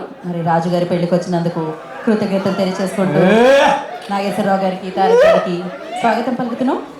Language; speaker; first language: Telugu; native; Telugu